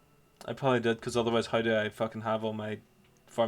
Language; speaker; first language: English; native; English